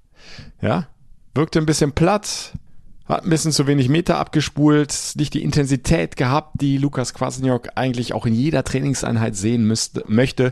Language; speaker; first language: German; native; German